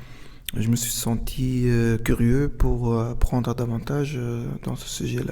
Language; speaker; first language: French; non-native, local second language; Arabic